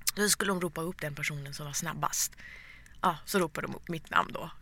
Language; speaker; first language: Swedish; early bilingual, other home language; Persian